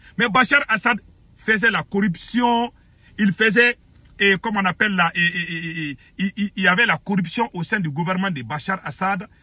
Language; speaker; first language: French; non-native, local second language; Bambara